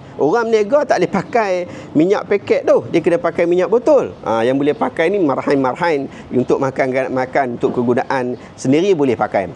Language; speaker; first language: Malay; native; Malay